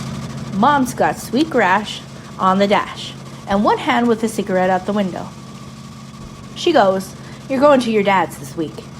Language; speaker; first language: English; native; English